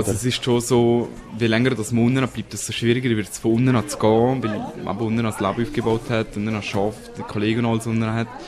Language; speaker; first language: German; native; German